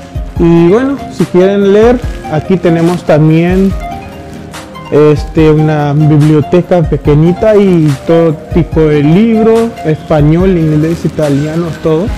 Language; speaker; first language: Spanish; non-native, fluent; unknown